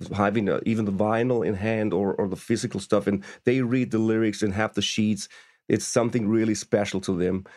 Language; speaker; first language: English; non-native, fluent; German